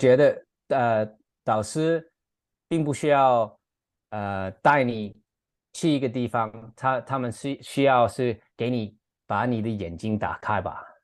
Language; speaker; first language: Chinese; non-native, fluent; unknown